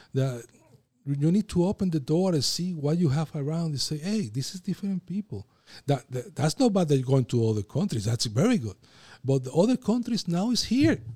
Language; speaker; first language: English; non-native, fluent; Spanish